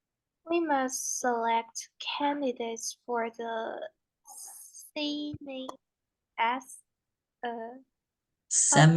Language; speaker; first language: English; non-native, learner; Chinese